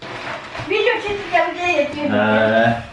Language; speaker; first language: Turkish; early bilingual, heritage; Turkish